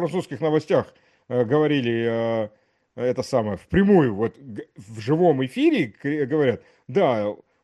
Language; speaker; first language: Russian; early bilingual, heritage; Russian